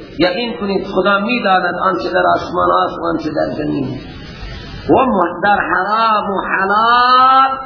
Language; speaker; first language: Persian; non-native, local second language; Baluchi